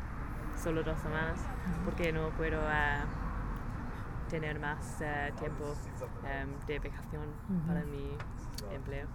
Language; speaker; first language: Spanish; non-native, learner; English